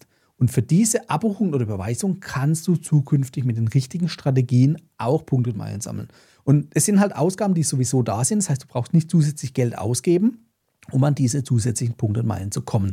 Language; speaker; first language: German; native; German